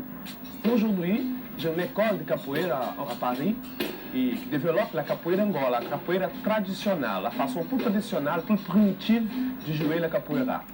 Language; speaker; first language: French; non-native, fluent; Portuguese